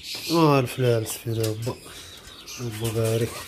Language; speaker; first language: Arabic; native; Arabic